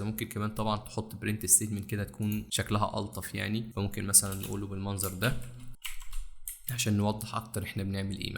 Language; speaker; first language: Arabic; native; Arabic